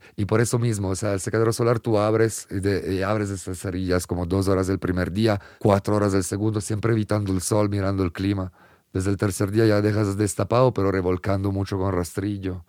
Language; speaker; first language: Spanish; non-native, fluent; Italian